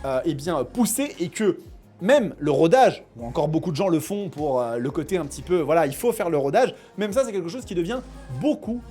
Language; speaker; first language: French; native; French